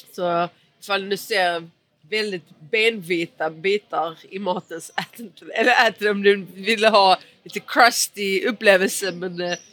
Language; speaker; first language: Swedish; early bilingual, other home language; Portuguese